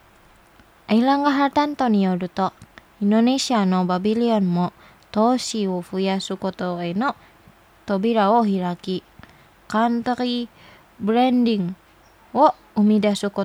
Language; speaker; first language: Japanese; non-native, fluent; Indonesian